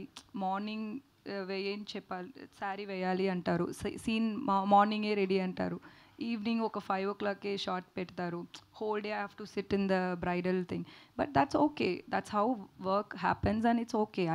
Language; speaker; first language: Telugu; non-native, learner; Tamil